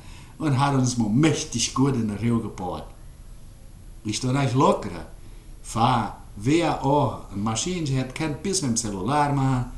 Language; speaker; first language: German; early bilingual, heritage; German